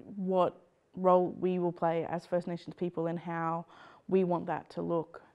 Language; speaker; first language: English; native; English